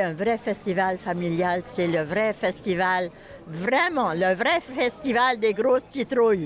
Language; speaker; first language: French; native; French